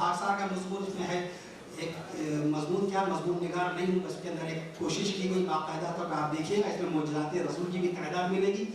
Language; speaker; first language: Urdu; native; Urdu